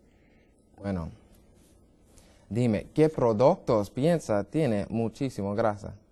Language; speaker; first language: Spanish; non-native, learner; English